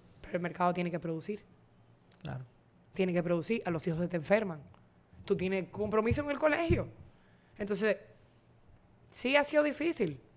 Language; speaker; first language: Spanish; native; Spanish